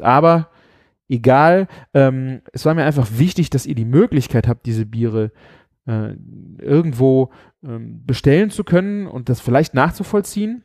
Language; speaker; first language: German; native; German